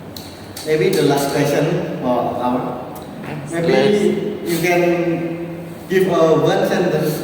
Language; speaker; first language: English; non-native, learner; Indonesian